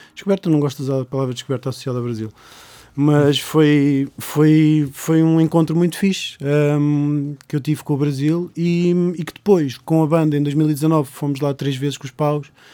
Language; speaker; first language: Portuguese; native; Portuguese